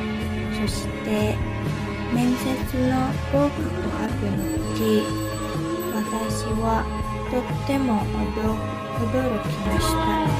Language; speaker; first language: Japanese; non-native, learner; Indonesian